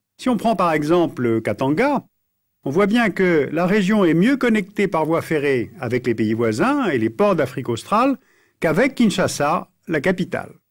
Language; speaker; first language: French; native; French